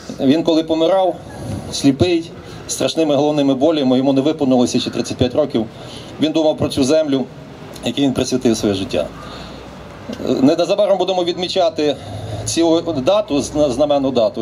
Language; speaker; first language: Ukrainian; native; Ukrainian